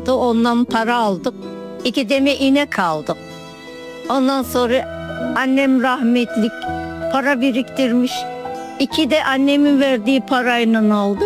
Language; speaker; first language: Turkish; native; Turkish